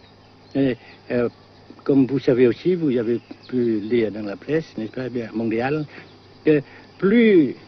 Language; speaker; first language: French; non-native, local second language; Vietnamese